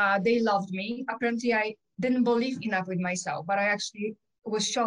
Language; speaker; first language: English; non-native, fluent; Polish